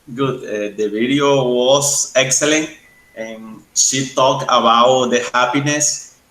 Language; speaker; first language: English; non-native, learner; Spanish